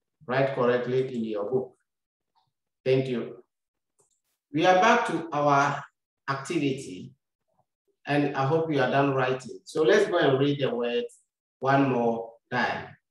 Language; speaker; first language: English; non-native, local second language; Akan